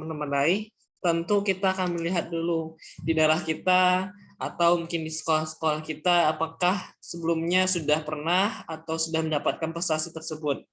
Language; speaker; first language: Indonesian; non-native, local second language; Minangkabau